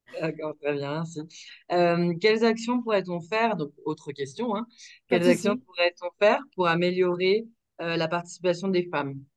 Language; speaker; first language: French; non-native, fluent; Spanish